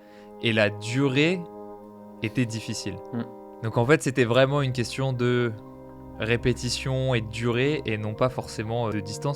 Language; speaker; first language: French; native; French